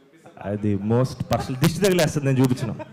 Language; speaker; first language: Telugu; native; Telugu